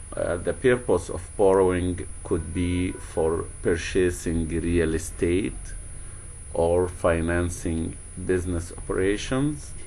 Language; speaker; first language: English; non-native, fluent; Arabic